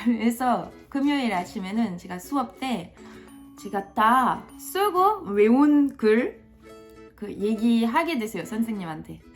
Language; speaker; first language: Korean; non-native, fluent; French